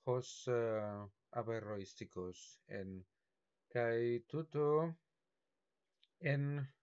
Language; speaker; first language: Greek; non-native, learner; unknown